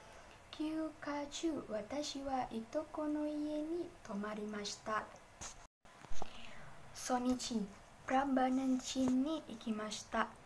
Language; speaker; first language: Japanese; non-native, learner; Indonesian